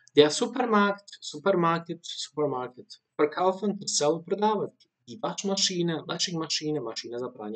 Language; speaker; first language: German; non-native, fluent; Bosnian